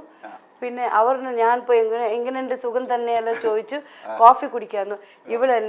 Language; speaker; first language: Malayalam; non-native, local second language; Tamil